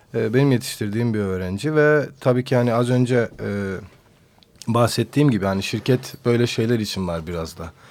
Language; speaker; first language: Turkish; non-native, local second language; Kurdish